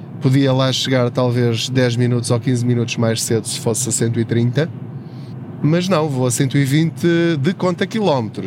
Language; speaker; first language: Portuguese; native; Portuguese